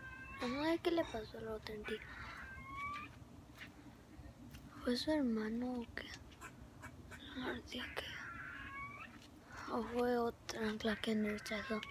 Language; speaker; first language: Spanish; early bilingual, heritage; Spanish